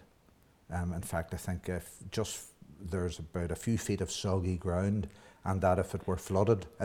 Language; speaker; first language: English; native; English